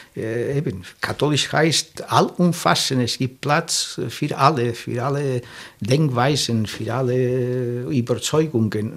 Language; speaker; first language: German; non-native, fluent; French